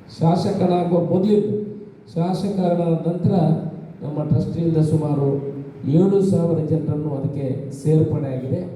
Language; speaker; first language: Kannada; non-native, local second language; Tulu